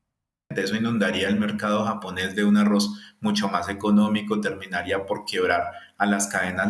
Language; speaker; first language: Spanish; native; Spanish